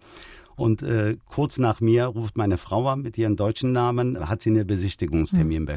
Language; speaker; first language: German; early bilingual, other home language; Turkish